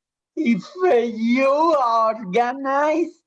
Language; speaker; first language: English; non-native, learner; Italian